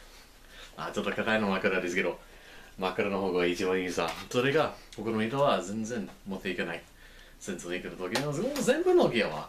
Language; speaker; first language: Japanese; non-native, learner; English